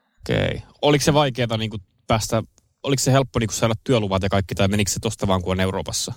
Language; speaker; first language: Finnish; early bilingual, other home language; Estonian